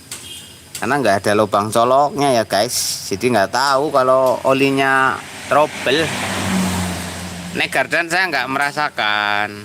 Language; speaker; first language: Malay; non-native, local second language; Javanese